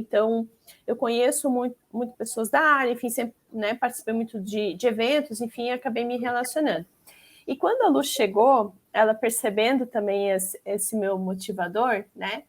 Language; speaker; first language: Portuguese; native; Portuguese